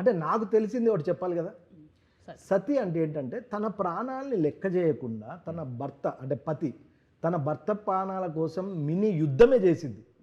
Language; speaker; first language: Telugu; native; Telugu